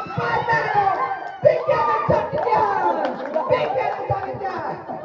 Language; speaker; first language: Filipino; native; Filipino